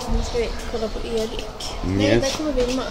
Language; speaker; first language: Swedish; native; Swedish